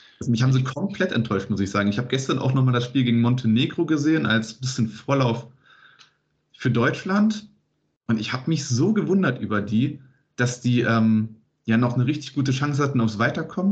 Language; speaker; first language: German; native; German